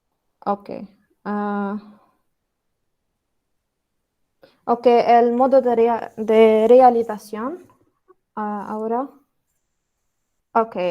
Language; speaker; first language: Spanish; non-native, learner; Arabic